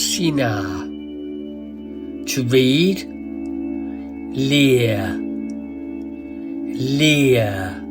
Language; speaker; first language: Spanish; non-native, learner; English